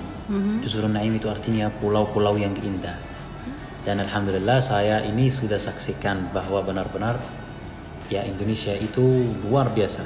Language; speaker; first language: Indonesian; non-native, fluent; Arabic